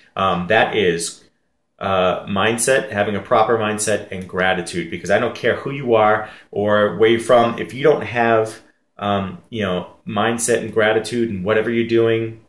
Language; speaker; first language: English; native; English